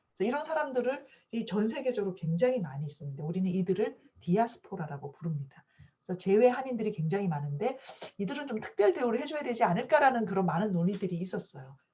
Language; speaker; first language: Korean; native; Korean